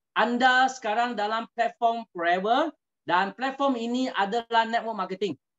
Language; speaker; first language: Malay; non-native, local second language; Chinese